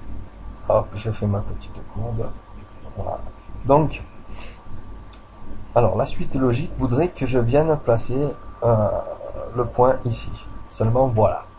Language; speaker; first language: French; native; French